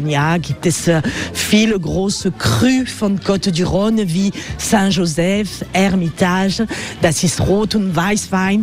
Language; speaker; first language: German; non-native, learner; French